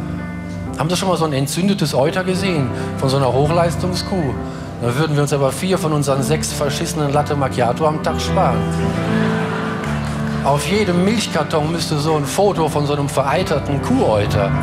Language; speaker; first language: German; native; German